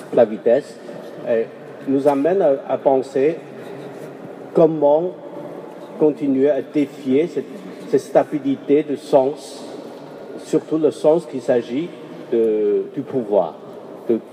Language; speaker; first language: French; non-native, fluent; Chinese